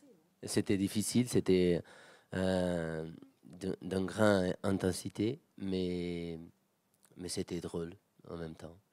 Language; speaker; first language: French; non-native, fluent; Portuguese